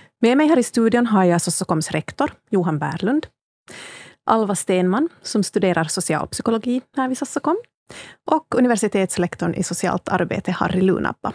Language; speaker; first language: Swedish; native; Swedish